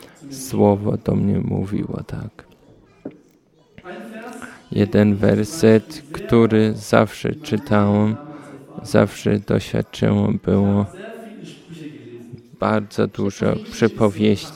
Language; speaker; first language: Polish; early bilingual, heritage; Polish